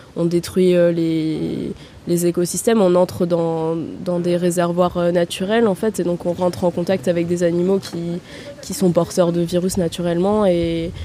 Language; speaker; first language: French; early bilingual, heritage; German